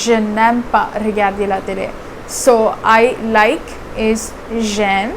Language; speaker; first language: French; non-native, fluent; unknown